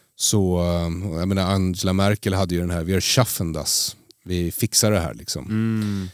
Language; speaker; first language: Swedish; native; Swedish